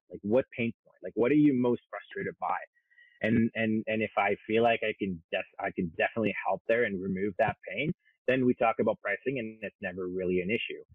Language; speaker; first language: English; non-native, local second language; French